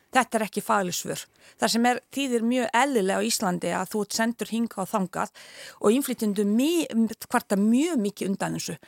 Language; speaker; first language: Icelandic; non-native, fluent; Bosnian